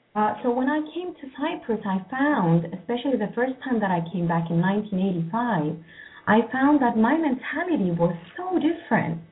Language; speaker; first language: English; non-native, fluent; Greek